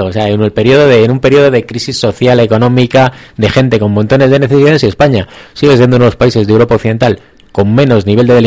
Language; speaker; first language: Spanish; native; Spanish